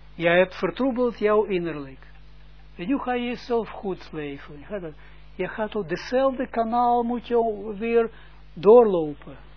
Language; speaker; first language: Dutch; non-native, fluent; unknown